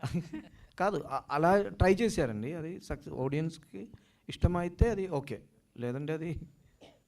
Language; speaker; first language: Telugu; non-native, local second language; Malayalam